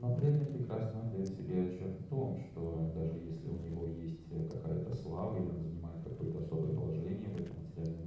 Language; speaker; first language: Russian; native; Russian